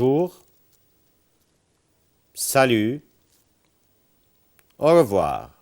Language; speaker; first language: French; non-native, fluent; Arabic